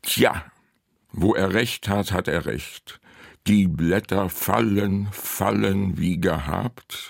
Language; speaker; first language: German; native; German